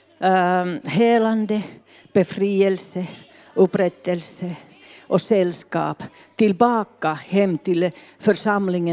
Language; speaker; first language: Swedish; non-native, fluent; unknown